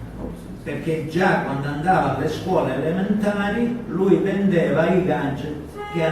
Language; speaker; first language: Italian; native; Italian